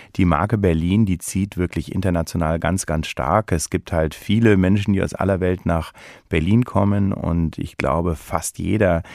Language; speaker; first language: German; native; German